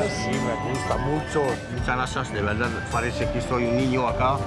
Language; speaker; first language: Spanish; non-native, learner; French